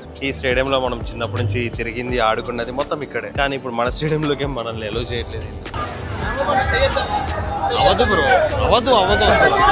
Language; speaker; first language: Telugu; native; Telugu